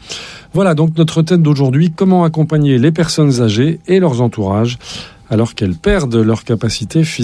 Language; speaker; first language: French; native; French